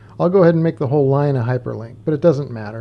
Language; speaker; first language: English; native; English